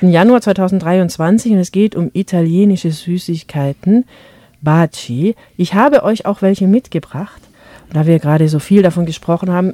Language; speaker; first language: German; native; German